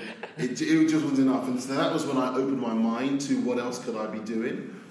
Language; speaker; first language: English; native; English